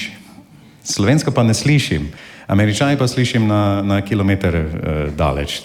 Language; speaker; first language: Slovenian; non-native, learner; English